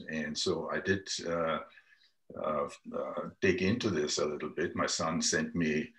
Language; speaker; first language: English; non-native, fluent; German